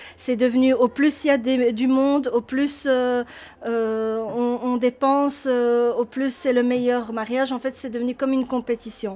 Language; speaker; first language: French; early bilingual, other home language; Arabic